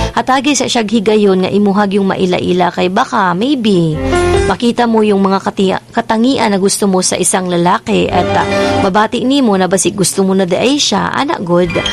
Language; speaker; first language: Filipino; non-native, local second language; Cebuano